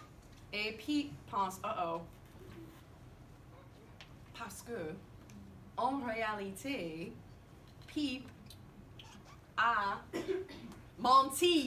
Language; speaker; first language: French; non-native, fluent; English